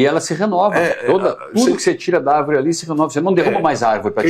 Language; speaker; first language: Portuguese; native; Portuguese